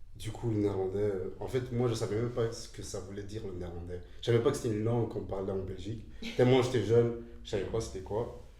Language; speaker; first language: French; native; French